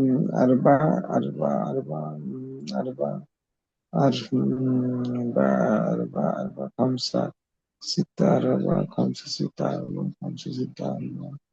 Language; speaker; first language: Arabic; non-native, learner; Bangla